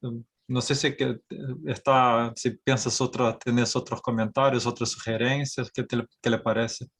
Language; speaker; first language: Spanish; non-native, fluent; Portuguese